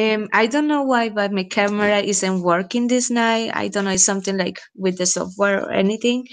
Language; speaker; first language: English; non-native, fluent; Spanish